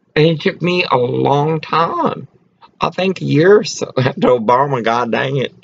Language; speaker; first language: English; early bilingual, other home language; Spanish